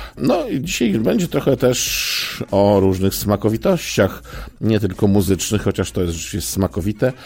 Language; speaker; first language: Polish; native; Polish